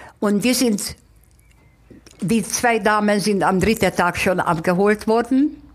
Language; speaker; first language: German; non-native, fluent; Hungarian